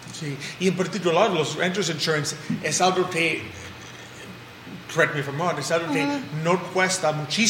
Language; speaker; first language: Spanish; non-native, fluent; English